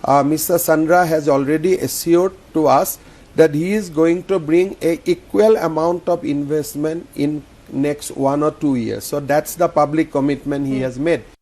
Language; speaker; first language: English; non-native, local second language; Assamese